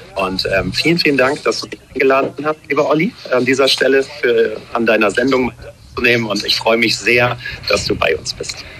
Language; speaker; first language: German; native; German